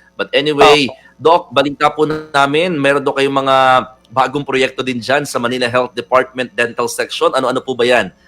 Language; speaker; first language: Filipino; native; Filipino